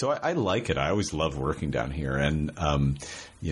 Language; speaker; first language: English; native; English